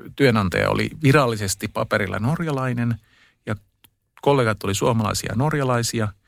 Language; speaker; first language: Finnish; early bilingual, heritage; Finnish